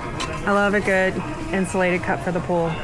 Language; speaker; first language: English; native; English